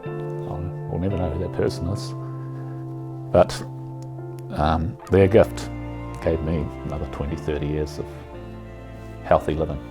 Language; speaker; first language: English; native; English